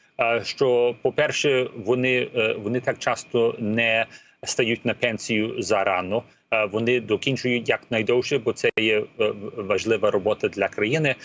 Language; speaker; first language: Ukrainian; early bilingual, heritage; Ukrainian